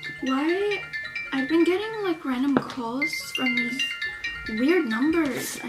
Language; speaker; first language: English; native; English